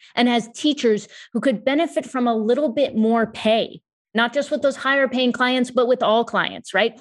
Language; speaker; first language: English; native; English